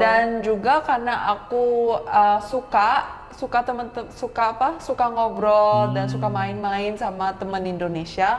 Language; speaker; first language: Indonesian; early bilingual, other home language; Korean